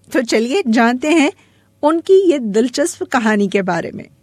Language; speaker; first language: Hindi; native; Hindi